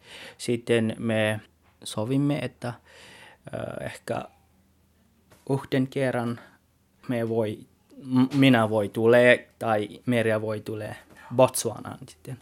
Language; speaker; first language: Finnish; non-native, learner; Tswana